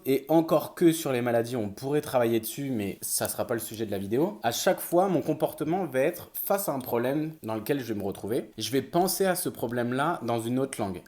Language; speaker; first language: French; native; French